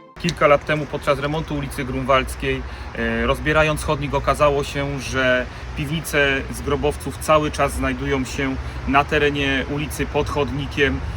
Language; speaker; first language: Polish; native; Polish